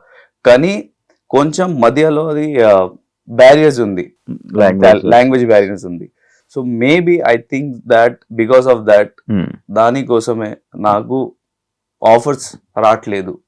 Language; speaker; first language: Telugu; non-native, learner; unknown